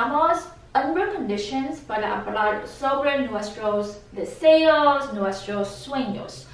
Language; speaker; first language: Spanish; non-native, learner; English